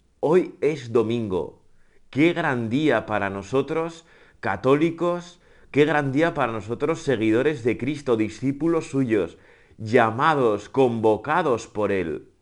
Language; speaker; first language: Spanish; native; Spanish